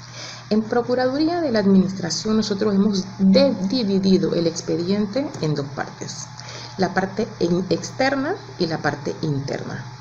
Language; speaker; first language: Spanish; native; Spanish